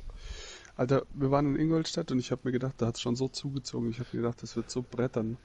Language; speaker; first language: German; native; German